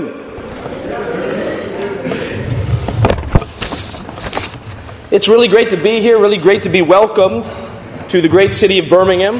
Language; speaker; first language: English; native; English